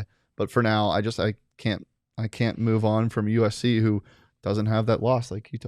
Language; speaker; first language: English; native; English